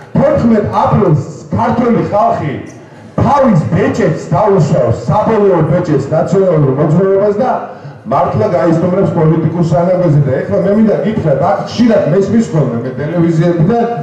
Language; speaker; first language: Georgian; native; Georgian